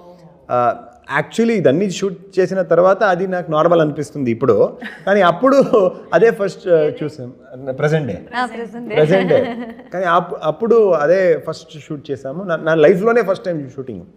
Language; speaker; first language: Telugu; non-native, learner; Kannada